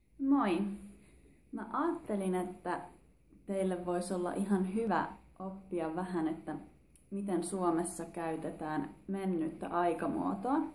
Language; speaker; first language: Finnish; native; Finnish